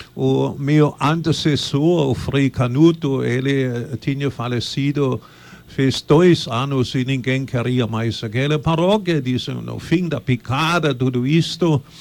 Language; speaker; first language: Portuguese; non-native, fluent; German